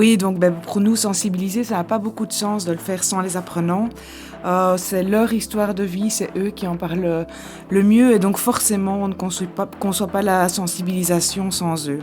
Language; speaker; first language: French; native; French